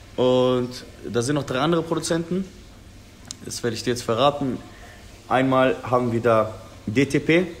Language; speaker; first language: German; early bilingual, other home language; Persian